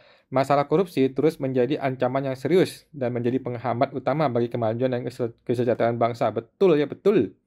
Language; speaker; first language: Indonesian; native; Indonesian